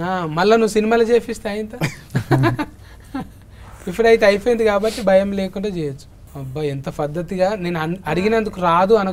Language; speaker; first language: Telugu; native; Telugu